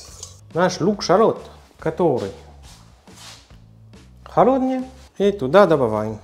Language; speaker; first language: Russian; non-native, learner; French